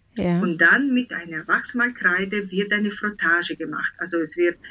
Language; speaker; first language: German; non-native, fluent; Italian